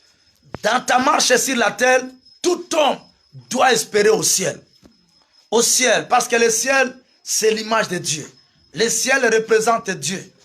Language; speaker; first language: French; non-native, local second language; Lingala